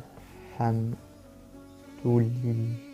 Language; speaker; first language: Arabic; non-native, learner; French